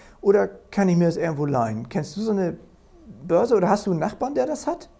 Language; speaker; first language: German; native; German